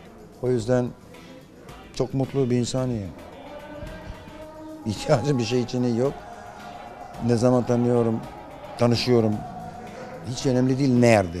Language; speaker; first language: Turkish; non-native, fluent; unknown